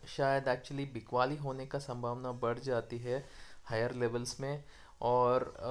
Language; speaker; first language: Hindi; non-native, local second language; Kannada